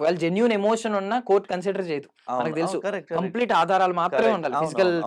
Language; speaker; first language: Telugu; native; Telugu